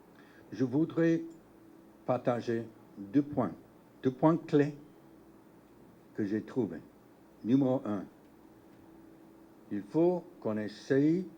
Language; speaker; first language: French; non-native, learner; English